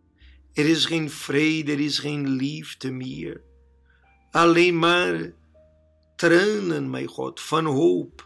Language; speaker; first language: Dutch; non-native, learner; Portuguese